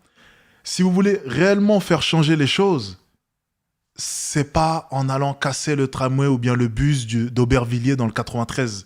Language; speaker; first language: French; native; French